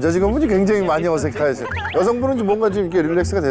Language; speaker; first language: Korean; native; Korean